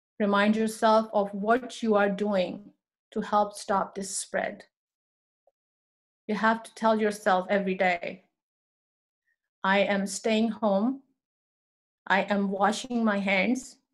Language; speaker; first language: English; non-native, local second language; Urdu